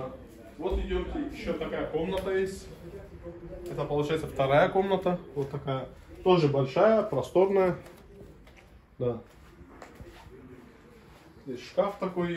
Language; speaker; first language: Russian; non-native, fluent; Turkish